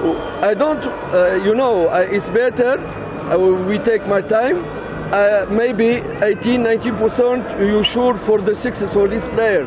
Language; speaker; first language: English; non-native, learner; French